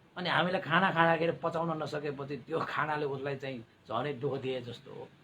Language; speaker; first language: Nepali; non-native, local second language; Newari